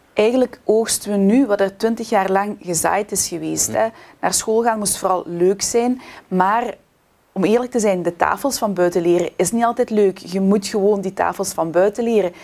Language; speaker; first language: Dutch; native; Dutch